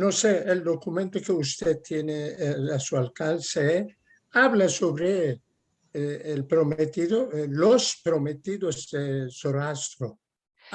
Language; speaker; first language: Spanish; non-native, fluent; Persian